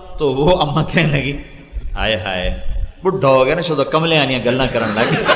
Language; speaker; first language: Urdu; non-native, local second language; Punjabi